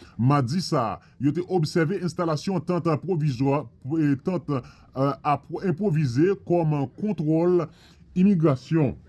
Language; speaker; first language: Haitian Creole; non-native, fluent; Spanish